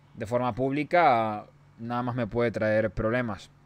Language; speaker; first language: Spanish; native; Spanish